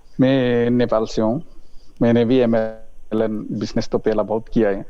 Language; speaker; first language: Hindi; non-native, learner; Nepali